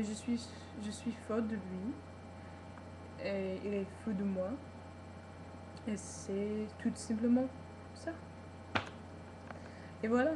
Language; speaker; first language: French; non-native, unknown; English